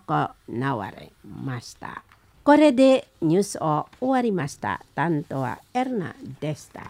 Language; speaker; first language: Japanese; non-native, learner; Indonesian